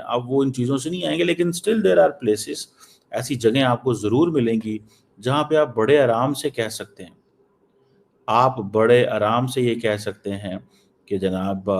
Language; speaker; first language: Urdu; non-native, local second language; Punjabi